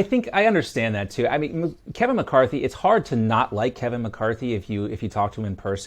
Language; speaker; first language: English; native; English